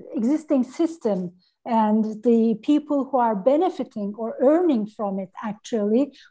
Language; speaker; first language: English; non-native, fluent; Turkish